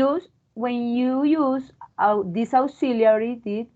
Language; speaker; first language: English; non-native, learner; Spanish